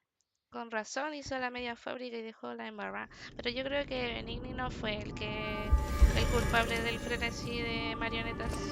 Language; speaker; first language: Spanish; native; Spanish